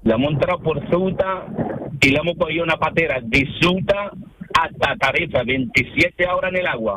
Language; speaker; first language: Spanish; early bilingual, other home language; Arabic